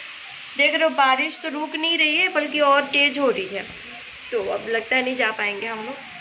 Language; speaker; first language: Hindi; native; Hindi